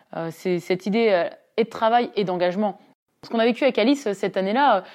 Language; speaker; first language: French; native; French